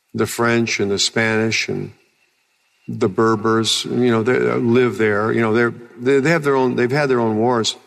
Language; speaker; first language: English; native; English